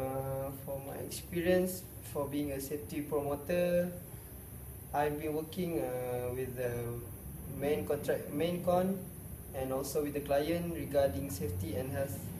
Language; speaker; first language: English; non-native, local second language; Malay